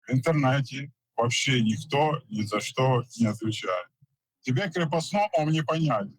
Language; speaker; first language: Russian; native; Russian